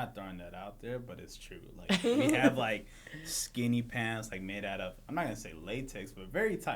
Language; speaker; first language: English; native; English